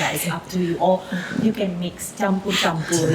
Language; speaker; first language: English; non-native, learner; Indonesian